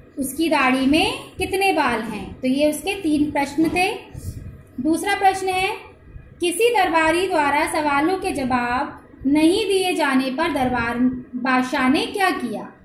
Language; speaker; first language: Hindi; native; Hindi